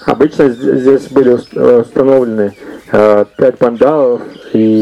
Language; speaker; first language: Russian; native; Russian